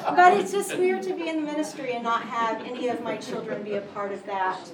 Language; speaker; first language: English; native; English